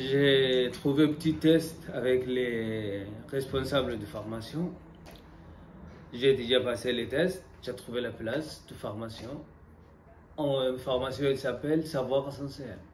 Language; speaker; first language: French; non-native, learner; Arabic